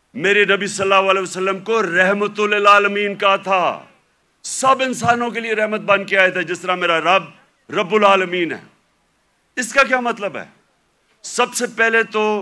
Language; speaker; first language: Urdu; native; Urdu